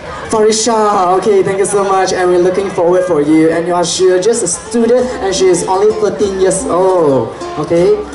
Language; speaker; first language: English; non-native, local second language; Chinese